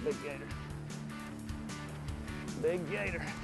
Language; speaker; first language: English; native; English